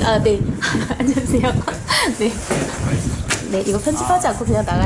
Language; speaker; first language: Korean; native; Korean